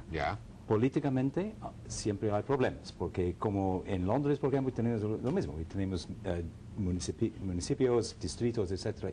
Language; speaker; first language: Spanish; non-native, fluent; English